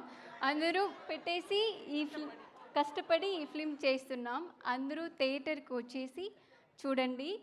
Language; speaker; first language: Telugu; non-native, learner; Tamil